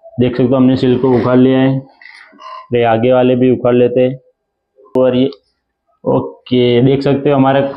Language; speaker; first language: Hindi; non-native, local second language; Gujarati